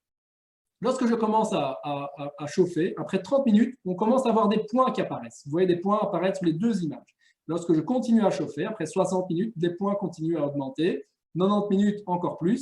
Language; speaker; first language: French; native; French